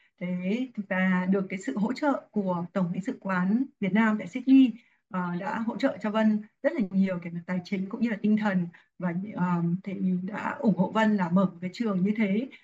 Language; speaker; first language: Vietnamese; native; Vietnamese